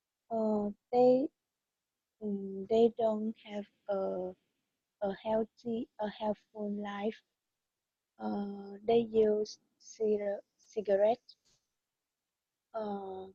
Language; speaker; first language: English; non-native, learner; Vietnamese